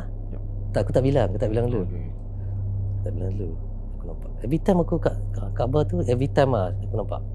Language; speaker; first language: Malay; native; Malay